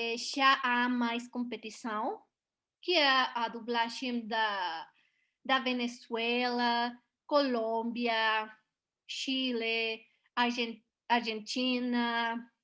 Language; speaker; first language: Portuguese; non-native, learner; Spanish